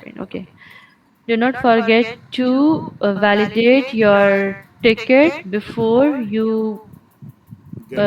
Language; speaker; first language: English; non-native, local second language; Urdu